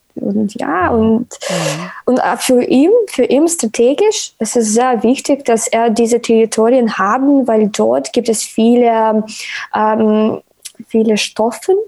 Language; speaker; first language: German; non-native, learner; Ukrainian